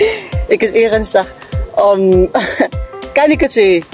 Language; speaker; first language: Dutch; non-native, learner; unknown